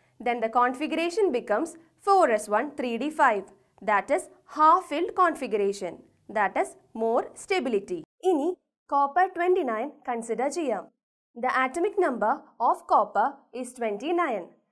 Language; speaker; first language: English; non-native, local second language; Malayalam